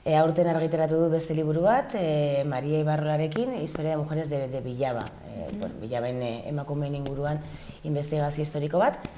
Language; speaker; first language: Basque; non-native, local second language; Spanish